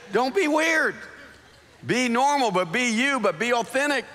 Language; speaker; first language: English; native; English